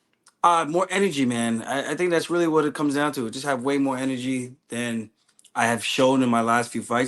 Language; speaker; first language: English; native; English